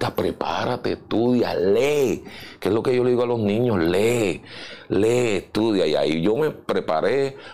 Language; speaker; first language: Spanish; native; Spanish